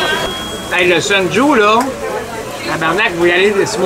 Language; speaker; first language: French; native; French